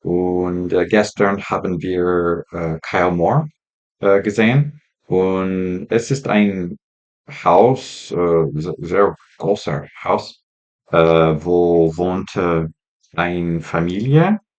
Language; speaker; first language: German; non-native, learner; English